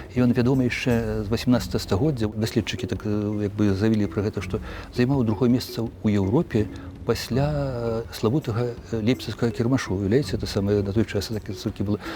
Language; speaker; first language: Belarusian; native; Belarusian